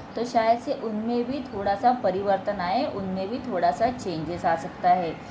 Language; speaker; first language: Hindi; non-native, local second language; Marathi